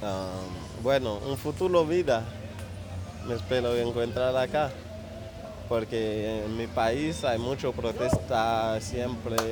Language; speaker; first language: Spanish; non-native, learner; Haitian Creole